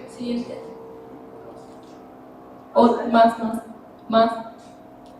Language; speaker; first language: Spanish; native; Spanish